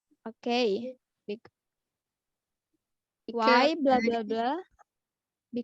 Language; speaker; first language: English; non-native, learner; Indonesian